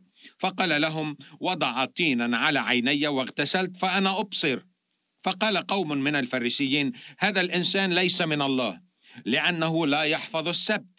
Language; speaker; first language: Arabic; native; Arabic